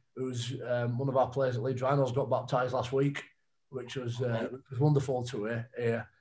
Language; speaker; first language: English; native; English